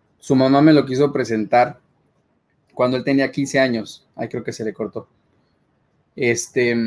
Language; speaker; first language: Spanish; native; Spanish